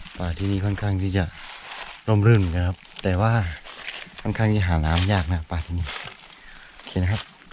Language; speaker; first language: Thai; non-native, local second language; Karen languages